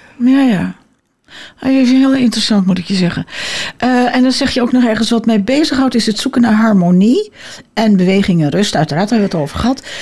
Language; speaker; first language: Dutch; native; Dutch